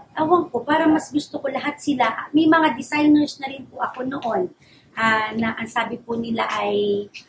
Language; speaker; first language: Filipino; native; Filipino